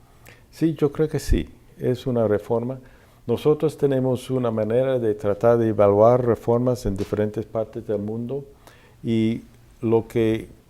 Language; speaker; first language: Spanish; non-native, fluent; English